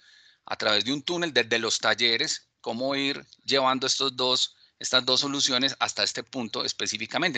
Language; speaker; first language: Spanish; native; Spanish